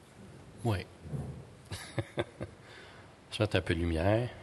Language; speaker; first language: French; native; French